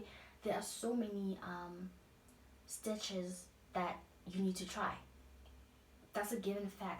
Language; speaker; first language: English; non-native, local second language; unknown